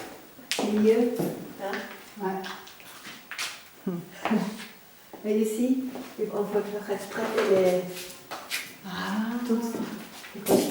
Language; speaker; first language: French; non-native, fluent; Norwegian